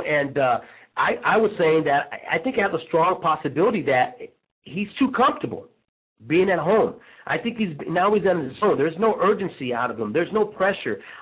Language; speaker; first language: English; early bilingual, other home language; Spanish